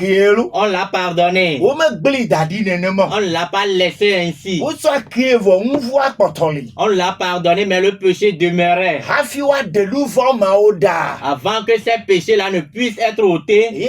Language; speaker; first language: French; non-native, local second language; Ewe